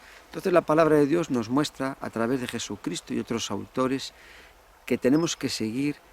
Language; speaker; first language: Spanish; native; Spanish